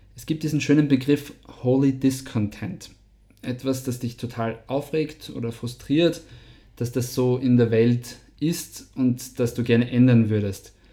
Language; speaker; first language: German; native; German